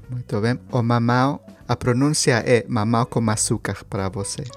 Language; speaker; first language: Portuguese; non-native, learner; Spanish